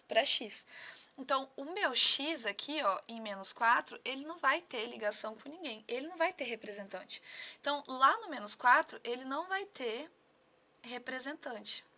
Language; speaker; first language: Portuguese; native; Portuguese